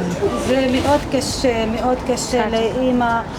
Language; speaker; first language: Hebrew; non-native, local second language; Arabic